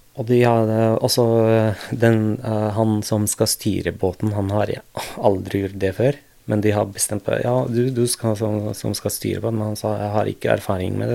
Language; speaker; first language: Norwegian; non-native, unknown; Arabic